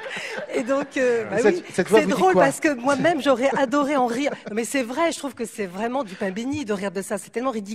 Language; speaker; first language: French; native; French